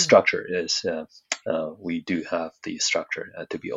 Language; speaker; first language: English; non-native, fluent; Chinese